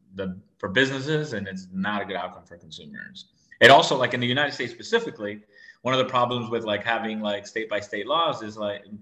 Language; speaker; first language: English; native; English